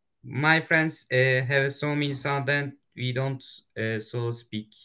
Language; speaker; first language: English; non-native, learner; Turkish